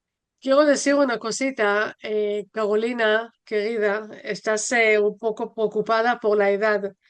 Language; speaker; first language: Spanish; non-native, fluent; Hebrew